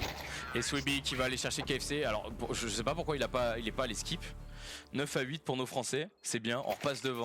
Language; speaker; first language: French; native; French